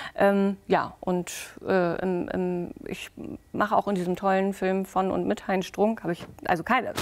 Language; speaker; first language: German; native; German